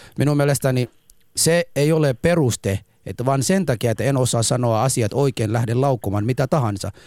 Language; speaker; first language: Finnish; non-native, fluent; Somali